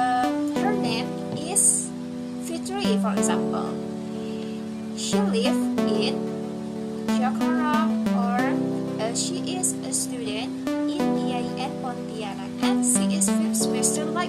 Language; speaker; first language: English; non-native, learner; Indonesian